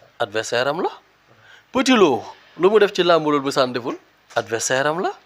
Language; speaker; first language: Wolof; native; Wolof